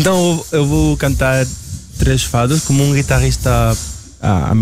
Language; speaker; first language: Portuguese; non-native, learner; Spanish